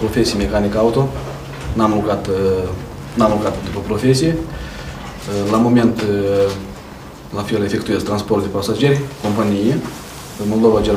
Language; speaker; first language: Romanian; non-native, local second language; Russian